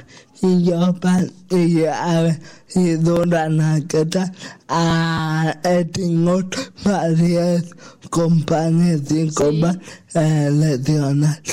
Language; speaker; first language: Catalan; non-native, local second language; Spanish